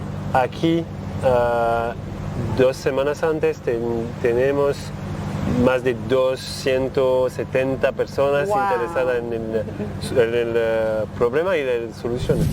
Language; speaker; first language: Spanish; non-native, learner; French